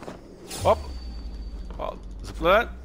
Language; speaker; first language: Turkish; native; Turkish